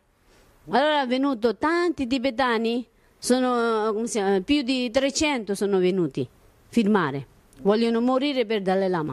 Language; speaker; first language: Italian; non-native, learner; Tibetan